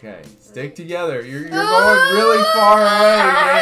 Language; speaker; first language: English; native; English